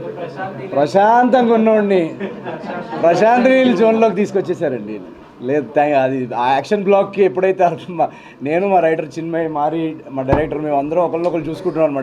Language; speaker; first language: Telugu; native; Telugu